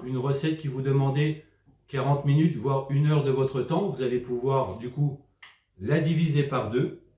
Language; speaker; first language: French; native; French